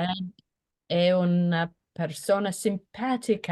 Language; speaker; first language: Italian; non-native, learner; English